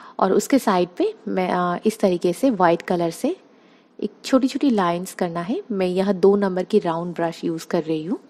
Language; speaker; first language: Hindi; non-native, local second language; Bangla